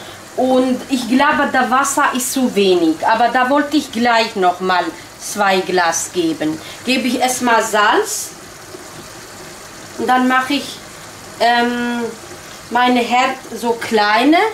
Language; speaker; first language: German; non-native, local second language; Kurdish